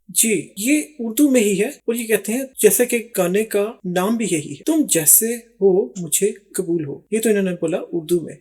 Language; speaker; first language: Urdu; native; Urdu